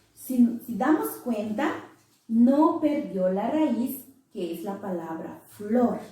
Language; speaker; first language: Spanish; non-native, local second language; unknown